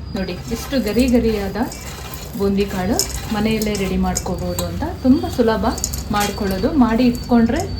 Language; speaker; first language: Kannada; native; Kannada